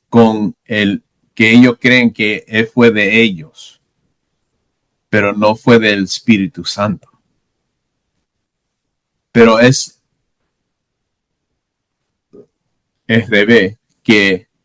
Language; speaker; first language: Spanish; non-native, learner; English